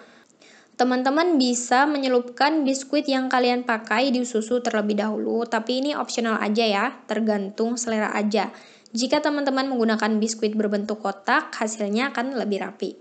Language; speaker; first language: Indonesian; native; Indonesian